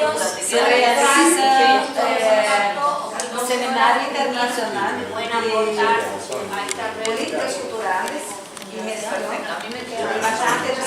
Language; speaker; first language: Spanish; non-native, learner; Portuguese